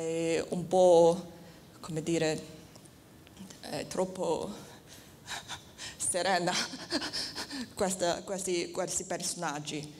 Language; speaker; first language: Italian; non-native, learner; Chinese